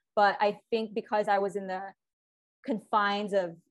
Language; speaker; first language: English; non-native, local second language; Filipino